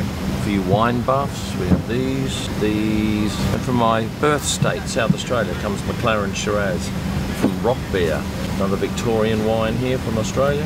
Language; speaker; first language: English; native; English